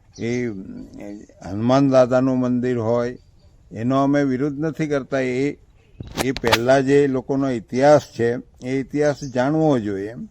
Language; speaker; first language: Gujarati; non-native, local second language; Vasavi